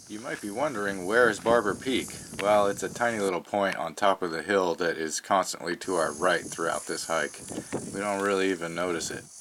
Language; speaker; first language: English; native; English